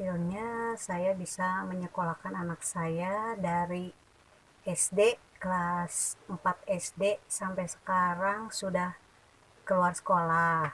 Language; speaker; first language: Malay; non-native, local second language; Sundanese